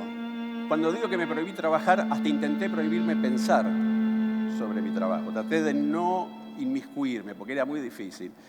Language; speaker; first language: Spanish; native; Spanish